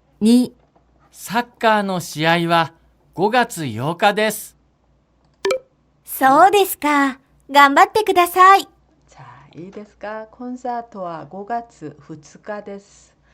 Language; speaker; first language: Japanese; non-native, fluent; Korean